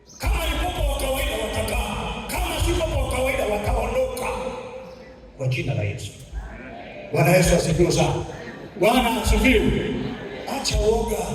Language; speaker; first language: Swahili; native; Swahili